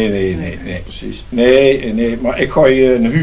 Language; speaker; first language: Dutch; native; Dutch